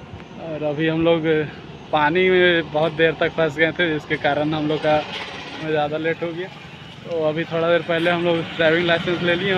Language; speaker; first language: Hindi; native; Hindi